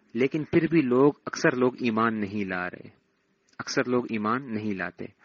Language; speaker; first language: Urdu; native; Urdu